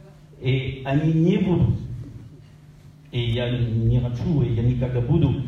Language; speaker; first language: Ukrainian; non-native, learner; French